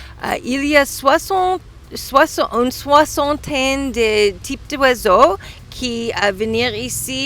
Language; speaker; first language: French; non-native, learner; English